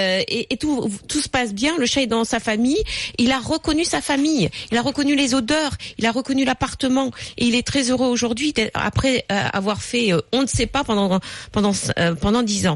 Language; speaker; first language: French; native; French